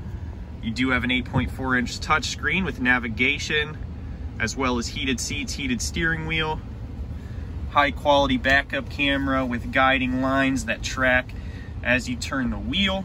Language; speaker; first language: English; native; English